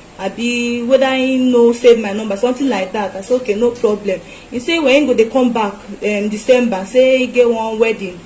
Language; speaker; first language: Nigerian Pidgin; non-native, local second language; Igbo